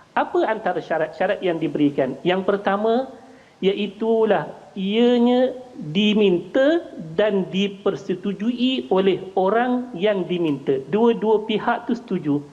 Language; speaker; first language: Malay; native; Malay